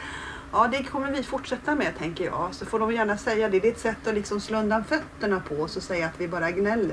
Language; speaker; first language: Swedish; native; Swedish